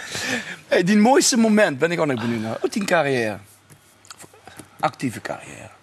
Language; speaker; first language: Dutch; native; Dutch